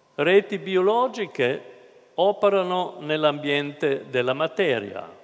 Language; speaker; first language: Italian; non-native, fluent; German